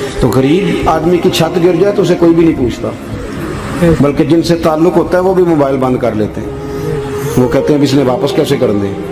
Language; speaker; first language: Urdu; non-native, local second language; Punjabi